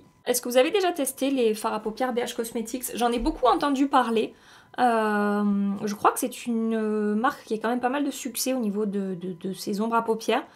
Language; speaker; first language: French; native; French